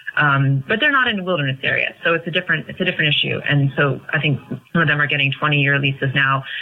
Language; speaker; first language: English; native; English